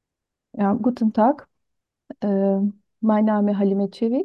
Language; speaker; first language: German; non-native, learner; Turkish